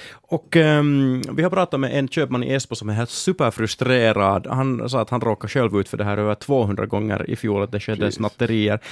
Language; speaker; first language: Swedish; native; Swedish